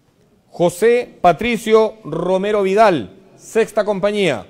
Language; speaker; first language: Spanish; native; Spanish